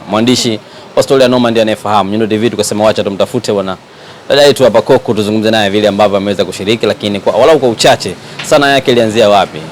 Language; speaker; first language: Swahili; native; Swahili